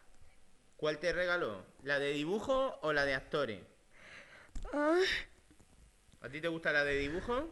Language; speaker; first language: Spanish; native; Spanish